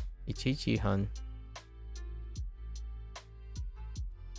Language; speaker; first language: Japanese; non-native, learner; English